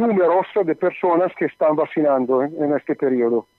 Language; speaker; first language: Spanish; non-native, learner; Italian